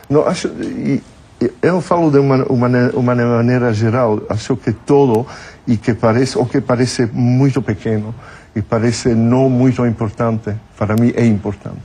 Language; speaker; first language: Portuguese; non-native, fluent; French